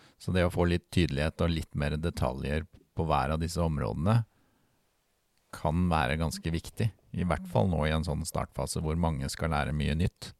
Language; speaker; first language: Norwegian; native; Norwegian